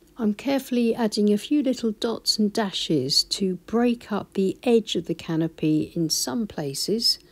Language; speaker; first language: English; native; English